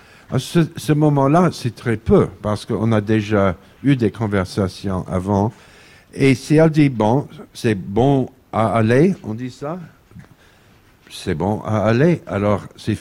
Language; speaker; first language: French; non-native, fluent; English